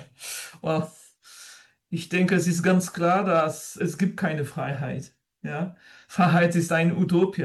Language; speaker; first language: German; non-native, learner; French